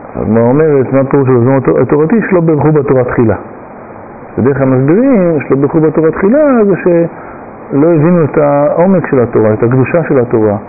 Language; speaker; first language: Hebrew; native; Hebrew